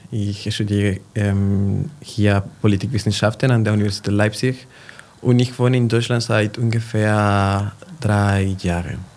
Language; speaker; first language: German; non-native, fluent; Spanish